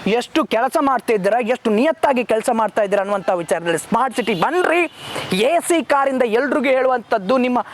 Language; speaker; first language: Kannada; native; Kannada